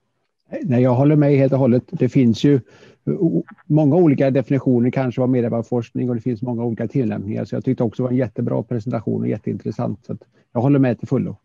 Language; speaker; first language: Swedish; native; Swedish